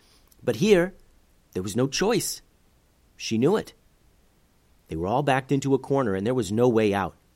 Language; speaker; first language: English; native; English